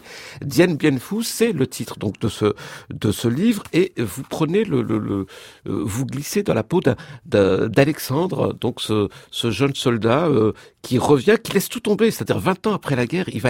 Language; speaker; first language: French; native; French